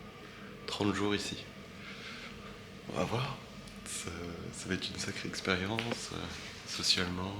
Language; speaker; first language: French; native; French